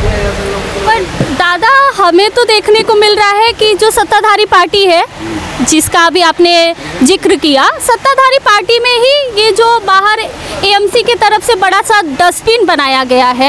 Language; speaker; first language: Hindi; native; Hindi